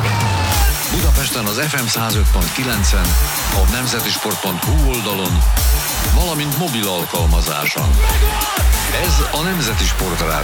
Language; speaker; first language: Hungarian; native; Hungarian